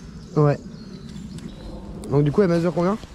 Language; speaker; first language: French; native; French